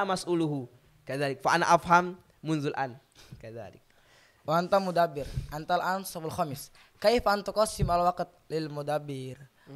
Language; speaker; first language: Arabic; non-native, learner; Indonesian